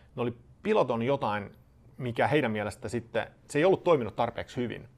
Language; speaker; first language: Finnish; non-native, fluent; Swedish